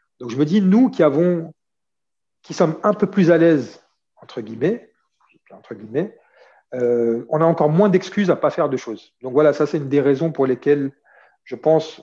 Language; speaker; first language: French; early bilingual, other home language; Arabic